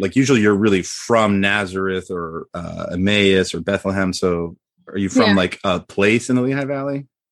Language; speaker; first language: English; early bilingual, other home language; Spanish